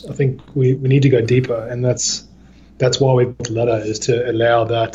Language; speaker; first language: English; native; English